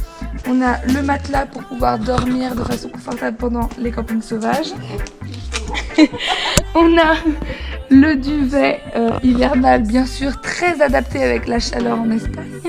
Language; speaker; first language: French; native; French